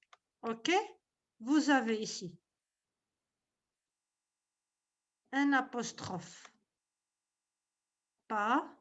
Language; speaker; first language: French; non-native, local second language; Arabic